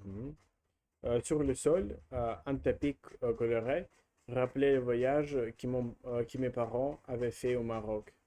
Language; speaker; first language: French; non-native, learner; Russian